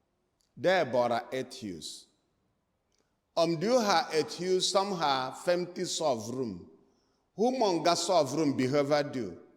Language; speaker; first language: Swedish; non-native, fluent; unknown